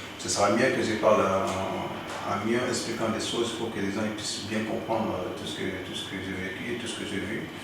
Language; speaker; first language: French; non-native, local second language; Soninke